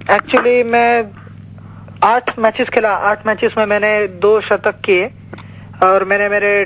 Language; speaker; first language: Hindi; non-native, local second language; Marathi